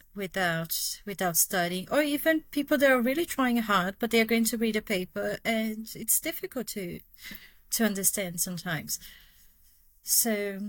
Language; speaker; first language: English; non-native, fluent; Portuguese